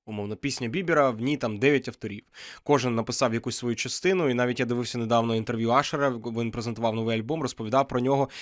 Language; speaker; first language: Ukrainian; non-native, local second language; Russian